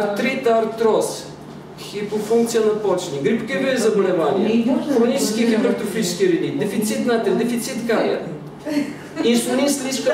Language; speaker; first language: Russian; non-native, fluent; Bulgarian